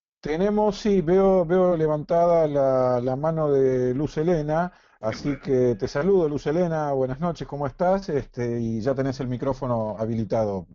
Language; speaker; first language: Spanish; native; Spanish